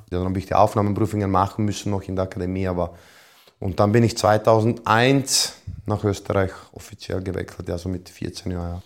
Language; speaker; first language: German; non-native, fluent; Croatian